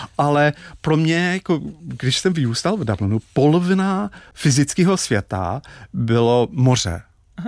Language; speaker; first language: Czech; non-native, fluent; English